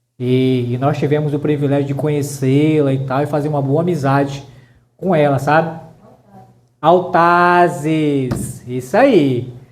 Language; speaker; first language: Portuguese; native; Portuguese